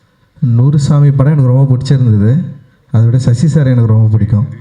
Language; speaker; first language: Tamil; native; Tamil